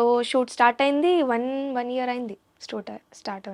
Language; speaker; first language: Telugu; non-native, local second language; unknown